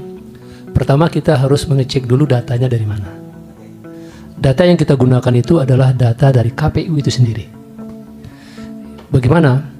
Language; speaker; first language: Indonesian; native; Indonesian